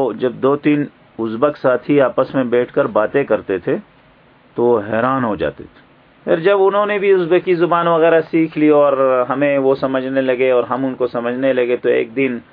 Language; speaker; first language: Urdu; native; Urdu